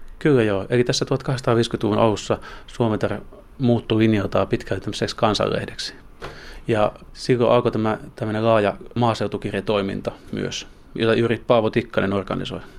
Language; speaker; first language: Finnish; native; Finnish